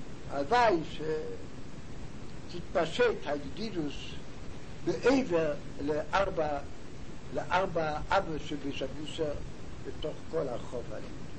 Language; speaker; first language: Hebrew; non-native, fluent; Yiddish